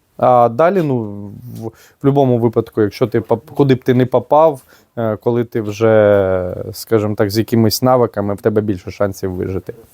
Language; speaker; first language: Ukrainian; non-native, local second language; Russian